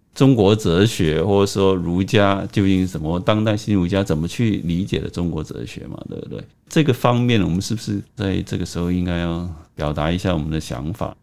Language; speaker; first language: Chinese; native; Chinese